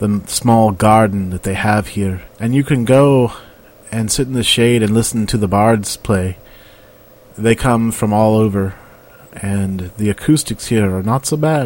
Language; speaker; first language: English; native; English